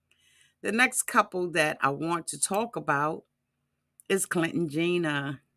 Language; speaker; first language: English; native; English